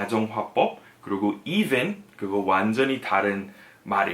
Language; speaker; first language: Korean; non-native, fluent; English